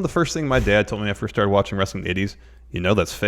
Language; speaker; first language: English; native; English